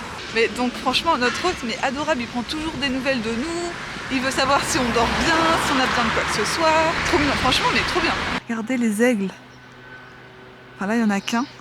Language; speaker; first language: French; native; French